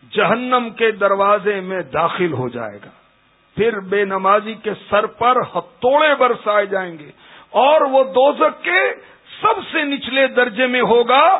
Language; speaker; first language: Urdu; native; Urdu